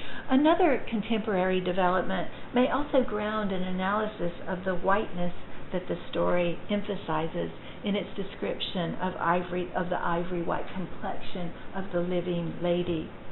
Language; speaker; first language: English; native; English